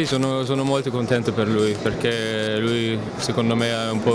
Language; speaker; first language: Italian; non-native, learner; German